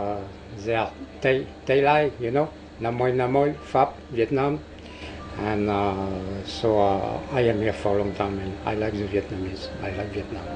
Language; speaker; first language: English; non-native, learner; French